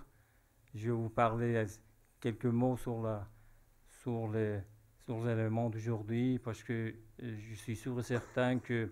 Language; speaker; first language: French; non-native, fluent; Persian